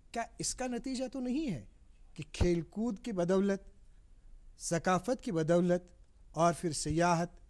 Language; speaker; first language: Hindi; non-native, local second language; Kashmiri